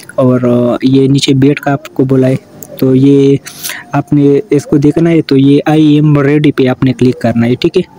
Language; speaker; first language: Urdu; non-native, local second language; Pashto